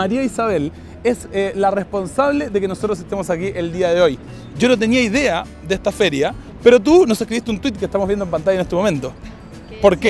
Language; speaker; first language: Spanish; native; Spanish